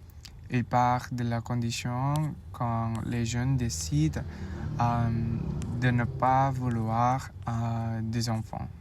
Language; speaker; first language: French; non-native, learner; Indonesian